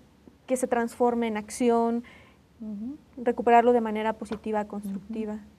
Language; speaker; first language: Spanish; native; Spanish